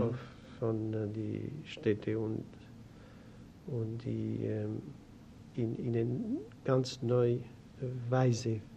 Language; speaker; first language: German; non-native, learner; Greek